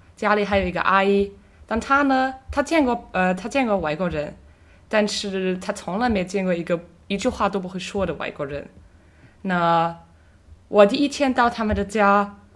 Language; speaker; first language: Chinese; non-native, fluent; German